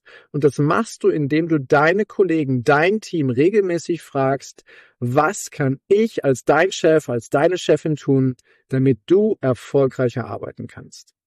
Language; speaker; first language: German; native; German